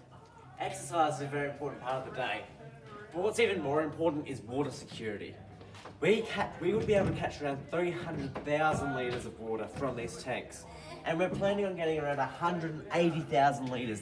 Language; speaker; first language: English; native; English